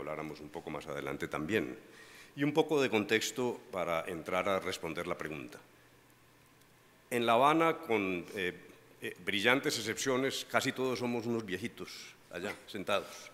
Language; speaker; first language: Spanish; native; Spanish